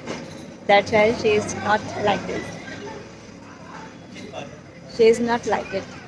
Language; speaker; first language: English; non-native, learner; Hindi